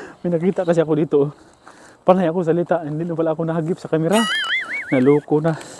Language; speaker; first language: Filipino; non-native, local second language; Cebuano